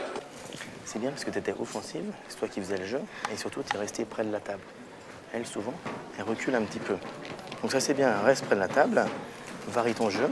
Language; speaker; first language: French; native; French